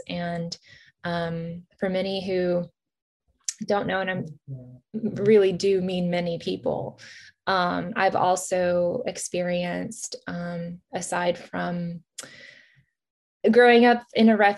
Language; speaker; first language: English; native; English